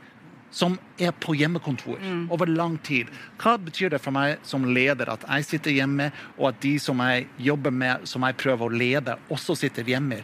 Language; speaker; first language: Norwegian; non-native, fluent; English